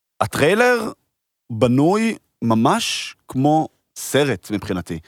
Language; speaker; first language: Hebrew; early bilingual, heritage; Hebrew